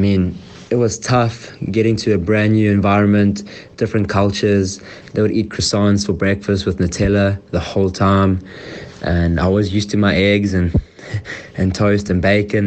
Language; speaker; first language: English; native; English